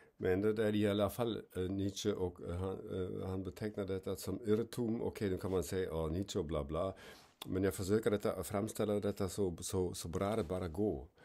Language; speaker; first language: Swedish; non-native, fluent; German